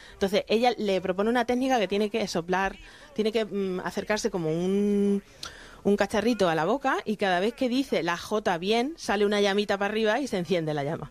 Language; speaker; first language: Spanish; native; Spanish